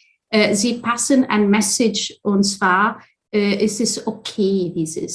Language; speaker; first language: German; non-native, fluent; Arabic